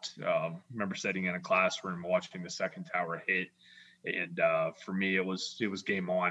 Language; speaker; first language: English; native; English